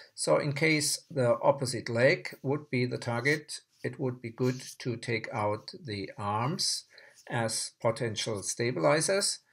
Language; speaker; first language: English; non-native, fluent; German